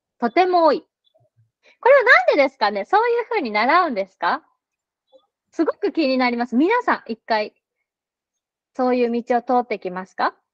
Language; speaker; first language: Japanese; native; Japanese